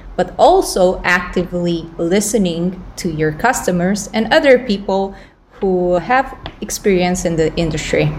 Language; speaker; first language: English; non-native, fluent; Romanian